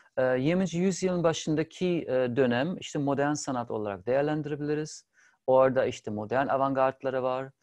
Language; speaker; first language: Turkish; non-native, fluent; German